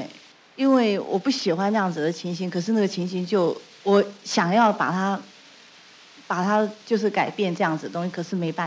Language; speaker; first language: Chinese; native; Chinese